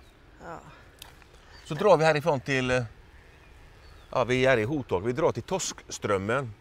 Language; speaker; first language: Swedish; native; Swedish